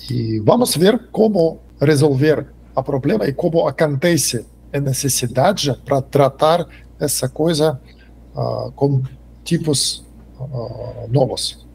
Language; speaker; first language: Portuguese; non-native, fluent; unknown